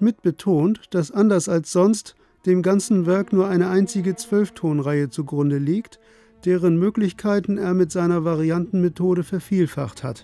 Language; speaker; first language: German; native; German